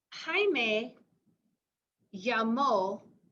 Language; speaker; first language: Spanish; non-native, fluent; English